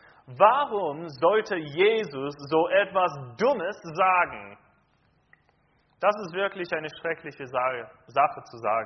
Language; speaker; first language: German; non-native, fluent; English